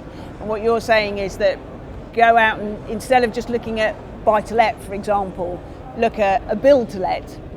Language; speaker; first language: English; native; English